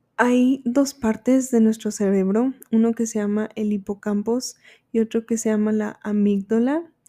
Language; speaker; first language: Spanish; early bilingual, heritage; Spanish